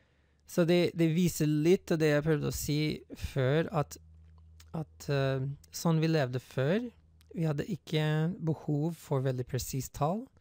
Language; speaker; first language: Norwegian; non-native, fluent; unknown